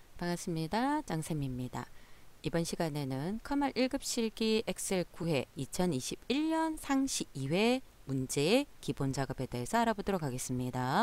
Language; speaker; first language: Korean; native; Korean